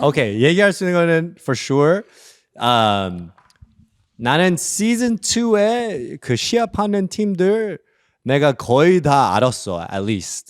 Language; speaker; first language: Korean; early bilingual, heritage; English